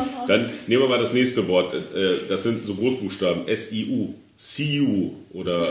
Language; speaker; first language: German; native; German